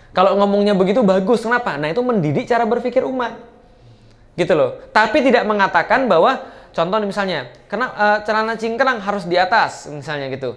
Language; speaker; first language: Indonesian; native; Indonesian